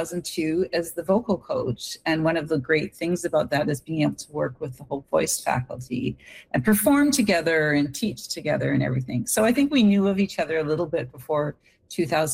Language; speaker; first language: English; native; English